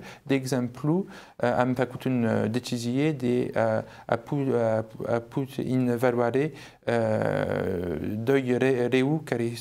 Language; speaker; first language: Romanian; non-native, fluent; French